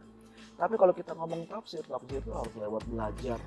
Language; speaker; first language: Indonesian; native; Indonesian